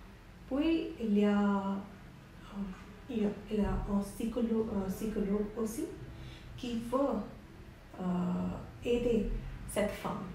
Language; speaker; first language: French; non-native, learner; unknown